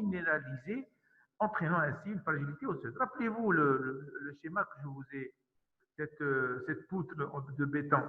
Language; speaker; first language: French; non-native, local second language; Arabic